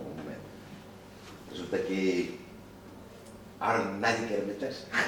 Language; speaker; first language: Spanish; non-native, fluent; Wolof